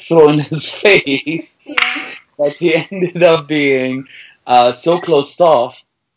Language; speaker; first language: English; non-native, fluent; Arabic